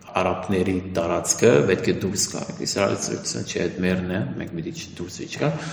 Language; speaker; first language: Armenian; early bilingual, heritage; Armenian